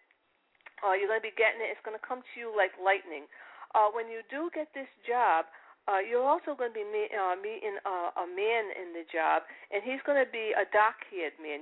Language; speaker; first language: English; early bilingual, other home language; Italian